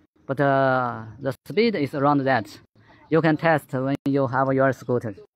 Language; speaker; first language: English; non-native, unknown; Chinese